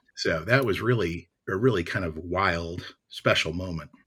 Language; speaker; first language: English; native; English